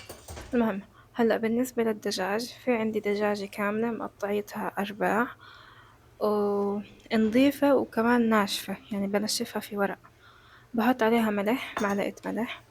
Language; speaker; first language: Arabic; native; Arabic